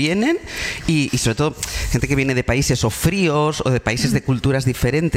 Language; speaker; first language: Spanish; native; Spanish